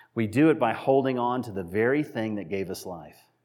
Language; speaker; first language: English; native; English